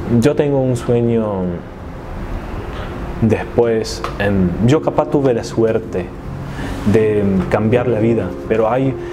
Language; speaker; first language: Spanish; non-native, fluent; Arabic